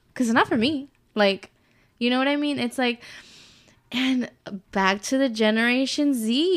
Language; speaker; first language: English; early bilingual, other home language; Spanish